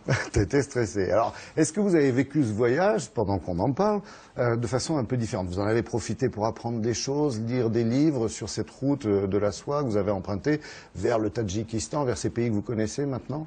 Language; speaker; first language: French; native; French